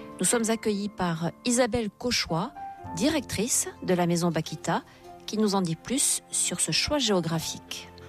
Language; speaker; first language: French; native; French